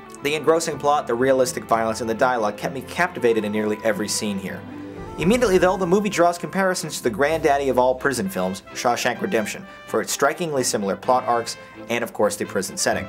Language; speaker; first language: English; native; English